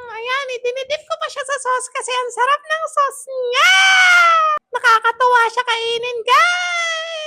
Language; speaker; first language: Filipino; native; Filipino